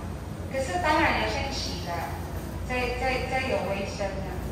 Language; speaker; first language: Chinese; non-native, learner; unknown